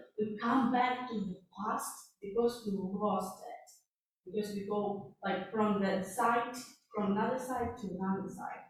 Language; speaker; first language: English; non-native, learner; Russian